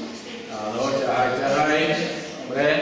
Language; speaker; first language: Slovak; native; Slovak